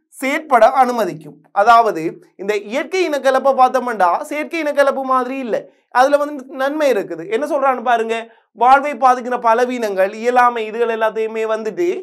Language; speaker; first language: Tamil; native; Tamil